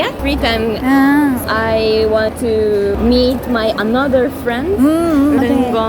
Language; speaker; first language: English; non-native, learner; Japanese